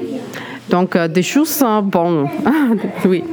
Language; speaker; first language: French; non-native, learner; Bulgarian